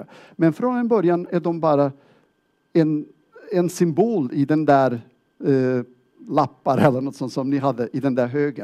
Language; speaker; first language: Swedish; non-native, fluent; Portuguese